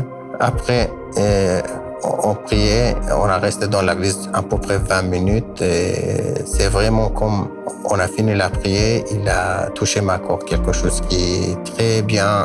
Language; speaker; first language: French; non-native, learner; Kurdish